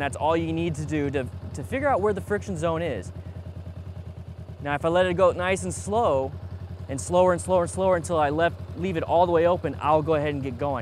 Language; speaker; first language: English; native; English